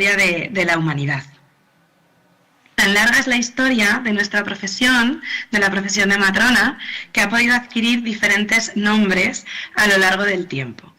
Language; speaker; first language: Spanish; native; Spanish